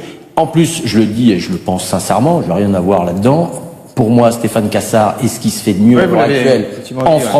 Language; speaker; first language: French; native; French